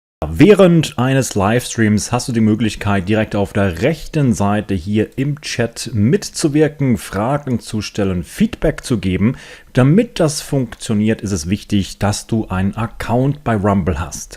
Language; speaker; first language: German; native; German